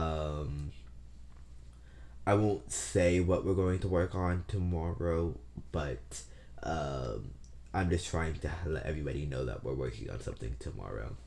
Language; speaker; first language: English; native; English